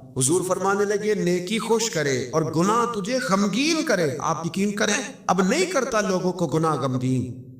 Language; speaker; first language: Urdu; non-native, local second language; Punjabi